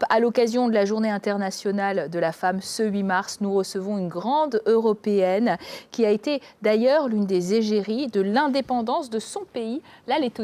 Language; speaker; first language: French; native; French